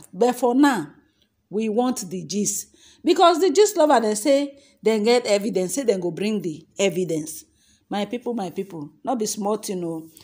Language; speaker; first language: Nigerian Pidgin; non-native, local second language; Yoruba